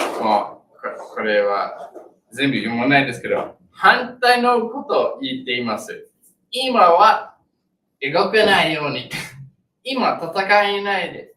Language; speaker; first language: Japanese; non-native, learner; English